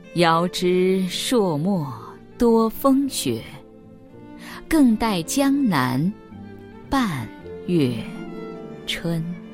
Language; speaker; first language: Chinese; native; Chinese